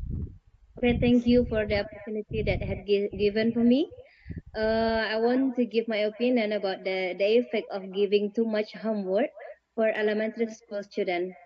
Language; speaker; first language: English; non-native, learner; Indonesian